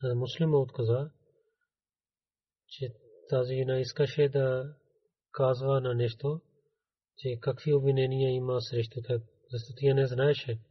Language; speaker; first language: Bulgarian; non-native, learner; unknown